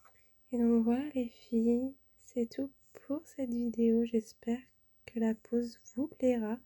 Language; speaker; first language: French; native; French